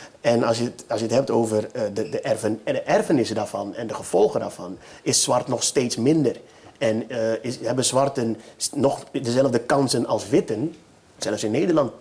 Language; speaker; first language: Dutch; native; Dutch